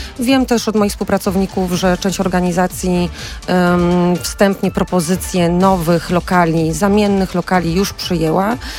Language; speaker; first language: Polish; native; Polish